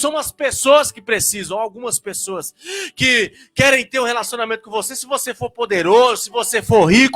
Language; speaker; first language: Portuguese; native; Portuguese